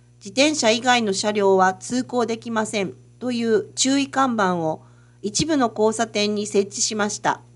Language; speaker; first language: Japanese; native; Japanese